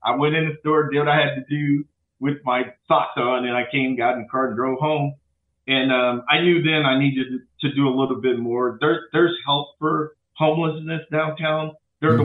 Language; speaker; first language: English; native; English